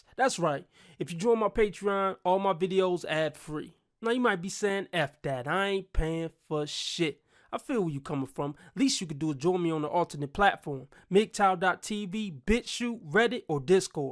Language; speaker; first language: English; native; English